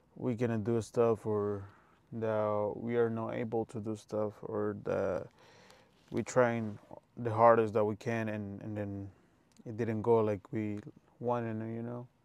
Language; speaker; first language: English; non-native, fluent; Spanish